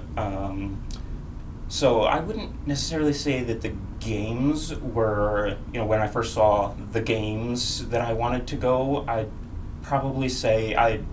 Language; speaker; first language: English; native; English